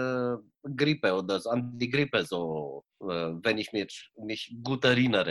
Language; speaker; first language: German; non-native, fluent; Romanian